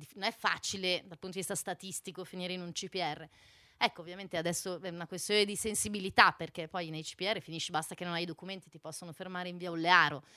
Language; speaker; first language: Italian; native; Italian